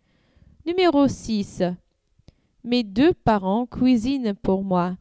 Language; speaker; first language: French; non-native, learner; English